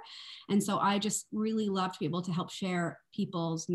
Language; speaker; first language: English; native; English